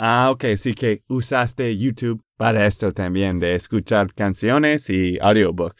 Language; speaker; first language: Spanish; non-native, fluent; English